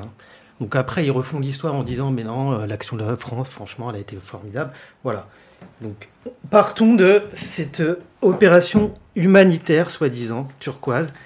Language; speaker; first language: French; native; French